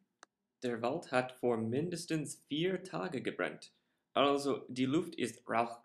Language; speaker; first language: German; non-native, learner; English